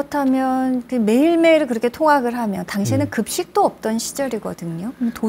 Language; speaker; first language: Korean; native; Korean